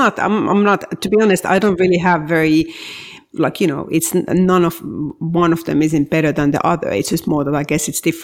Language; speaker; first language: English; non-native, fluent; Finnish